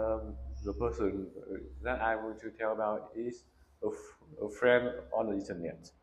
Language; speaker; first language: English; non-native, learner; Vietnamese